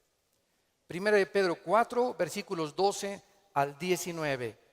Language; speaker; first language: Spanish; native; Spanish